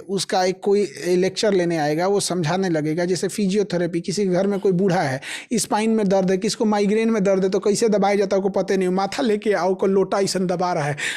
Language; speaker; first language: Hindi; native; Hindi